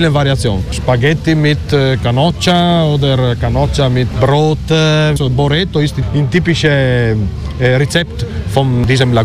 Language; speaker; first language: German; non-native, learner; Italian